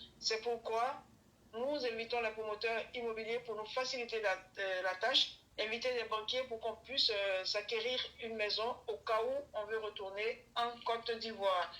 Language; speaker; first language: French; early bilingual, other home language; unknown